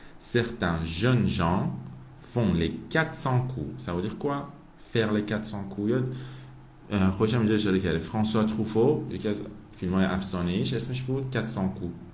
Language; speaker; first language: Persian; native; Persian